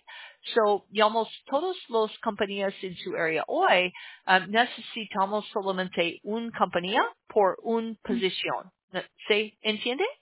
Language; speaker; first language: Spanish; non-native, learner; English